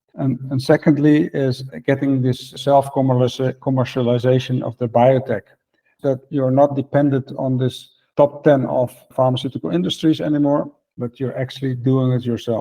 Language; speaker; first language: English; non-native, fluent; Dutch